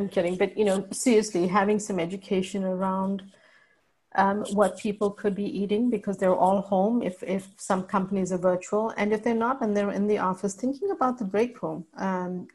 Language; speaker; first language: English; native; English